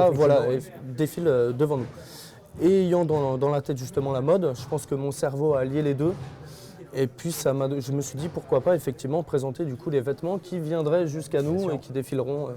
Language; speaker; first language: French; native; French